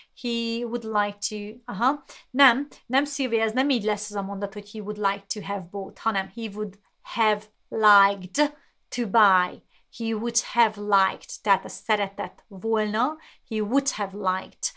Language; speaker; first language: English; non-native, fluent; Hungarian